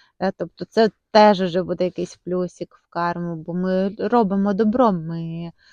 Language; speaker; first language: Ukrainian; non-native, local second language; Russian